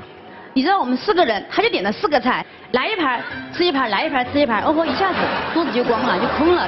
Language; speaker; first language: Chinese; native; Chinese